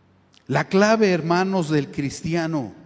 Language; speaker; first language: Spanish; native; Spanish